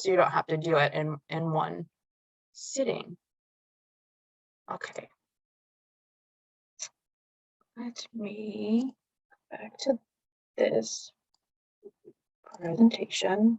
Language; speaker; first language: English; native; English